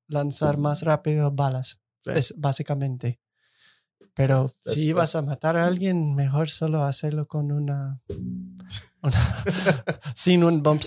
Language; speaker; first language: Spanish; non-native, fluent; English